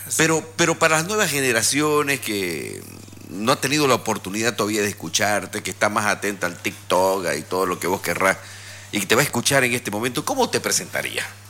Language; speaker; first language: Spanish; native; Spanish